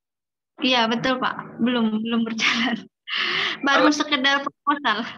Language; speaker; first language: Indonesian; native; Indonesian